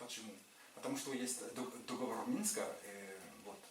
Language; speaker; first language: Russian; non-native, fluent; French